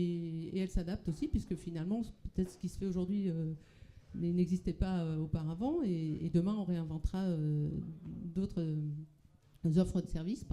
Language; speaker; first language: French; native; French